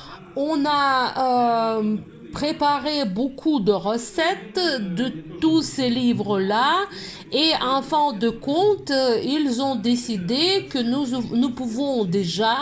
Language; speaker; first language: French; non-native, fluent; Russian